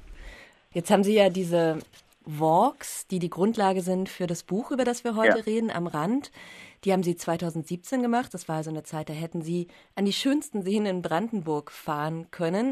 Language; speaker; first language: German; native; German